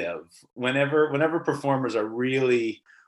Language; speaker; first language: English; native; English